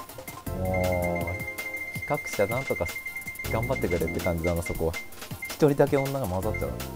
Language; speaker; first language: Japanese; native; Japanese